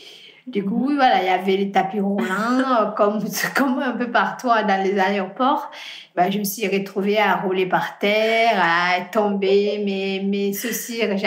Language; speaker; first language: French; non-native, fluent; Fula